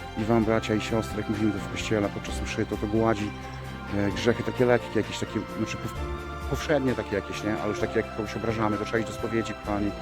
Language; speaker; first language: Polish; native; Polish